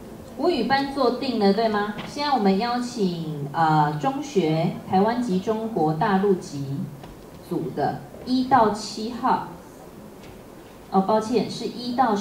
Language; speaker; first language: Chinese; native; Chinese